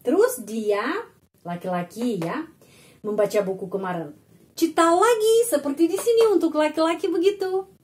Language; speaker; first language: Indonesian; non-native, fluent; Russian